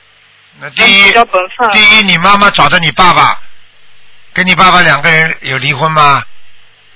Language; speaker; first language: Chinese; native; Chinese